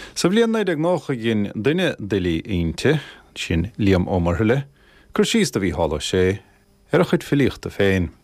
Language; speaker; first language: Irish; native; Irish